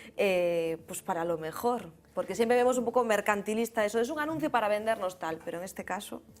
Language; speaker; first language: Spanish; native; Spanish